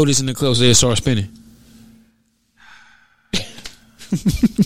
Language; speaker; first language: English; native; English